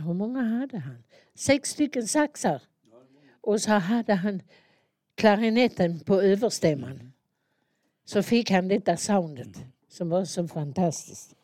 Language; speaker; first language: Swedish; native; Swedish